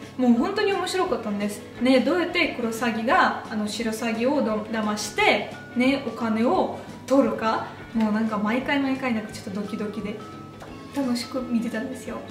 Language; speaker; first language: Japanese; non-native, fluent; Russian